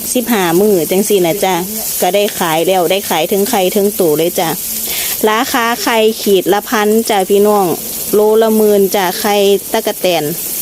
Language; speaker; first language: Thai; native; Thai